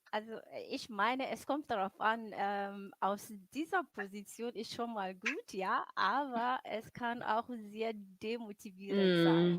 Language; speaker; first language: German; non-native, fluent; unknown